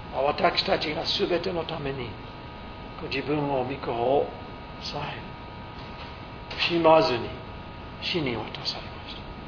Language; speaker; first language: Japanese; non-native, fluent; English